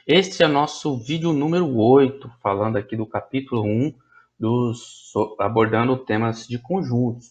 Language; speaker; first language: Portuguese; native; Portuguese